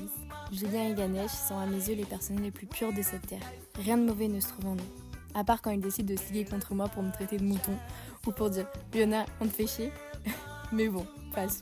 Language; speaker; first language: French; native; French